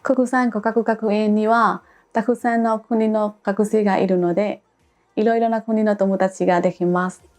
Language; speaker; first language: Japanese; non-native, fluent; Burmese